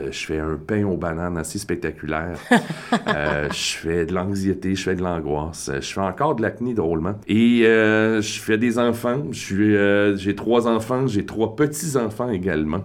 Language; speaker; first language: French; native; French